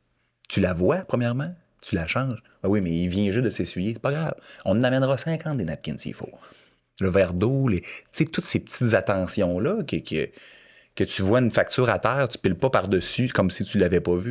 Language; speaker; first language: French; native; French